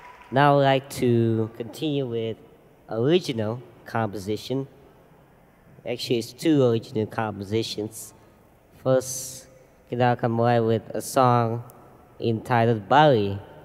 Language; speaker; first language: English; early bilingual, other home language; Indonesian